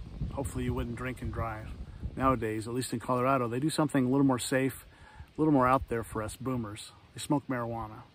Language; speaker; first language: English; native; English